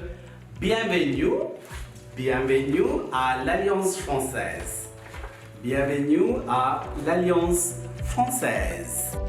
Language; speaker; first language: French; non-native, fluent; Tamil